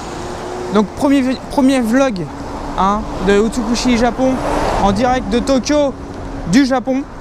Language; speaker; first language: French; native; French